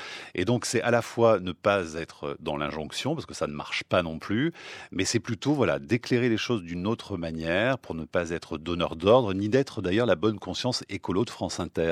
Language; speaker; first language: French; native; French